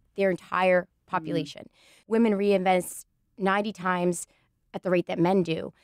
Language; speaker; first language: English; native; English